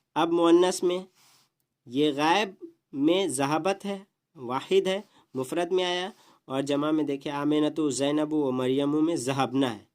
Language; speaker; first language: Urdu; native; Urdu